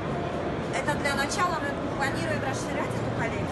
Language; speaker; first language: Russian; native; Russian